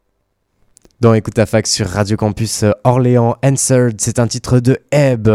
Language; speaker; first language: French; native; French